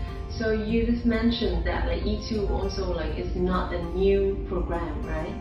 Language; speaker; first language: English; non-native, fluent; Vietnamese